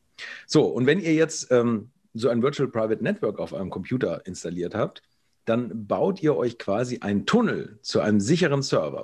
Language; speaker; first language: German; native; German